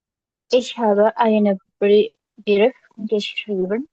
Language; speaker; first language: German; non-native, learner; Indonesian